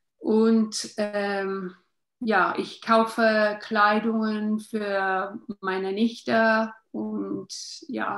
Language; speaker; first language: German; non-native, learner; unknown